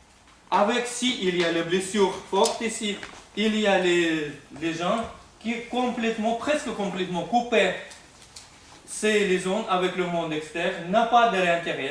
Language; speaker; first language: French; non-native, fluent; Russian